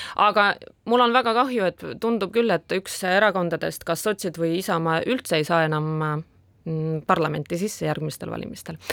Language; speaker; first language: Estonian; non-native, local second language; Russian